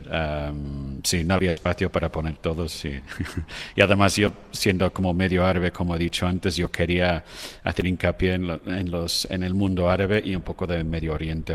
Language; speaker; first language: Spanish; non-native, fluent; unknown